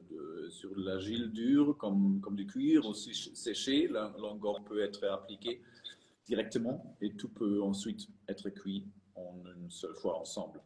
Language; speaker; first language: French; non-native, fluent; German